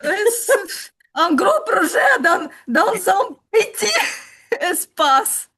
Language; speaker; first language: French; non-native, learner; Ukrainian